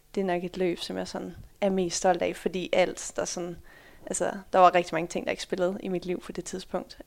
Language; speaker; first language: Danish; early bilingual, other home language; Dutch